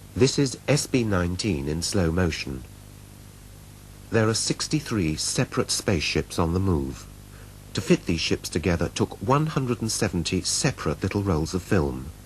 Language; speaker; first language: English; native; English